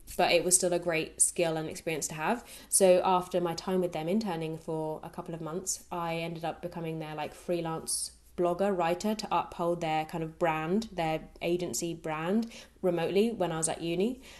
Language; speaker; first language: English; native; English